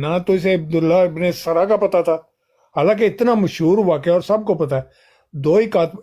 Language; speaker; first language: Urdu; non-native, local second language; Punjabi